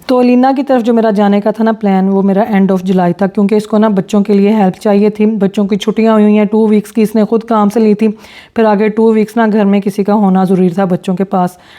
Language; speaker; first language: Urdu; non-native, local second language; Punjabi